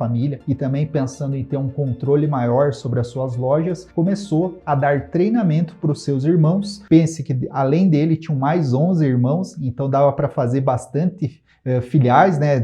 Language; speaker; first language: Portuguese; native; Portuguese